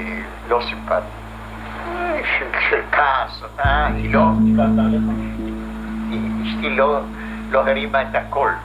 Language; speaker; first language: Hebrew; non-native, fluent; Polish